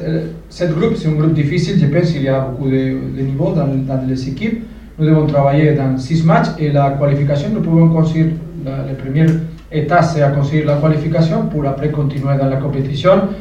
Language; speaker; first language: French; non-native, fluent; Spanish